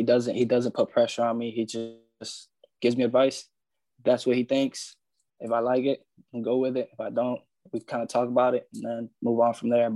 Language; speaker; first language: English; early bilingual, other home language; Spanish